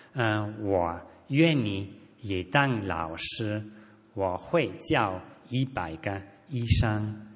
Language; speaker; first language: Chinese; non-native, fluent; German